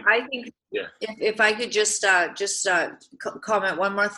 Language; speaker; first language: English; native; English